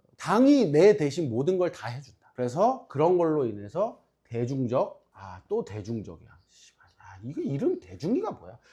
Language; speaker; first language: Korean; native; Korean